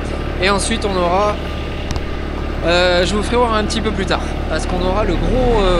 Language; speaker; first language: French; native; French